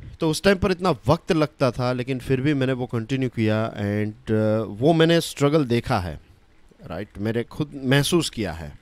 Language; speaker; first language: Hindi; non-native, local second language; Gujarati